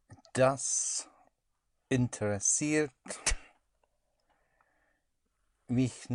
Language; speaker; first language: German; non-native, learner; English